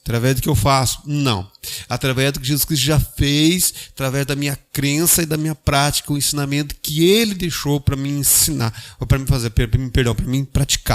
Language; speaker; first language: Portuguese; native; Portuguese